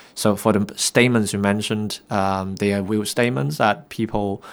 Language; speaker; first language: English; non-native, local second language; Cantonese